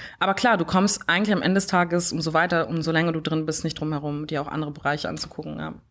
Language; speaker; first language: German; early bilingual, other home language; French